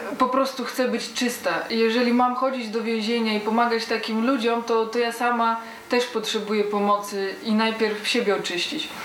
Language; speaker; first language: Polish; early bilingual, heritage; Polish